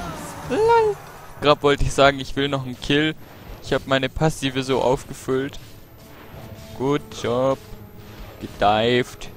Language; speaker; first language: German; native; German